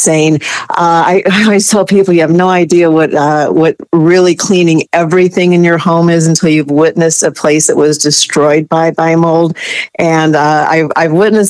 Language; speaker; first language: English; native; English